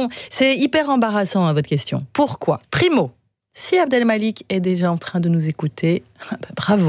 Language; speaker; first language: French; native; French